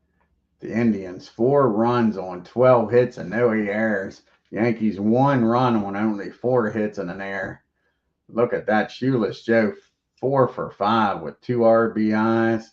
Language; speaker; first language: English; native; English